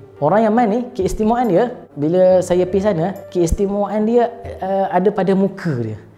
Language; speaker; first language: Malay; native; Malay